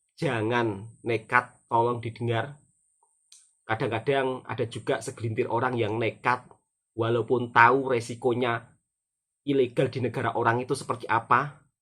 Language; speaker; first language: Indonesian; native; Indonesian